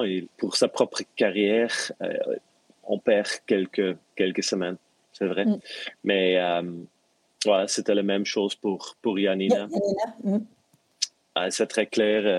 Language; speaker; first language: French; non-native, local second language; Dutch